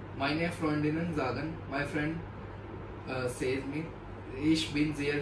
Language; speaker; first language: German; non-native, learner; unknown